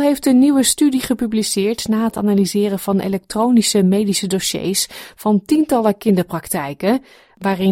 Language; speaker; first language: Dutch; native; Dutch